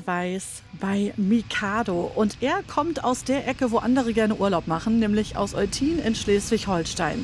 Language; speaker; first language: German; native; German